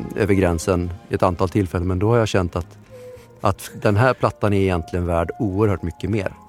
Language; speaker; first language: Swedish; native; Swedish